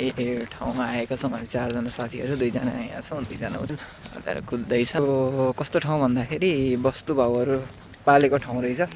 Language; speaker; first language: Nepali; non-native, local second language; Rana Tharu